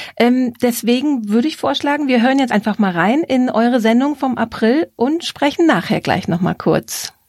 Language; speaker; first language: German; native; German